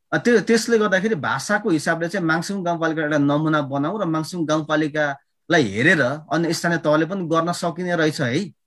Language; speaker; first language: Nepali; non-native, local second language; Limbu